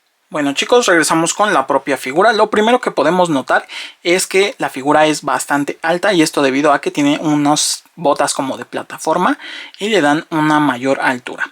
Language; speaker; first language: Spanish; native; Spanish